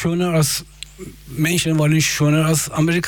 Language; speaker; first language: German; non-native, fluent; Persian